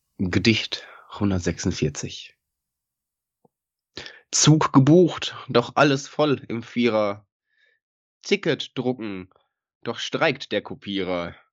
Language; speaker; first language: German; native; German